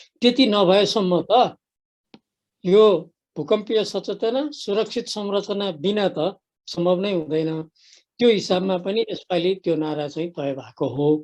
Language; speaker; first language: Nepali; native; Nepali